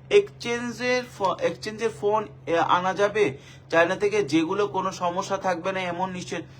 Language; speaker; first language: Bangla; native; Bangla